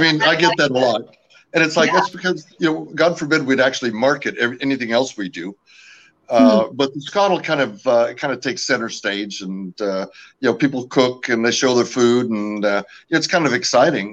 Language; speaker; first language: English; early bilingual, other home language; French